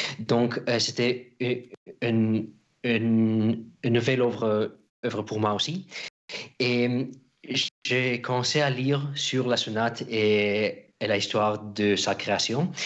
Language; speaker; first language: French; non-native, fluent; Russian